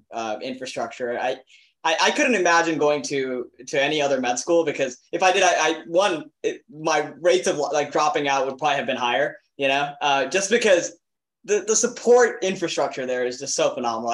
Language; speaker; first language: English; native; English